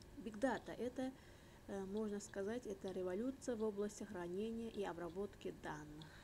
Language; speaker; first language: Russian; non-native, local second language; Uzbek